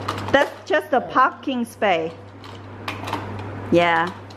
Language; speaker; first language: English; non-native, fluent; Vietnamese